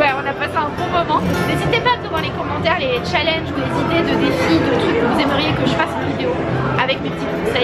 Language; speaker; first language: French; native; French